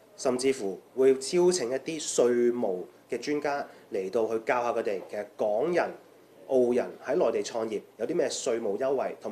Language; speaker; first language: Chinese; non-native, local second language; Cantonese